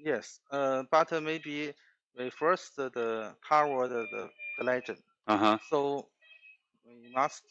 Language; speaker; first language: English; non-native, learner; Chinese